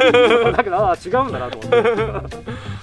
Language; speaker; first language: Japanese; native; Japanese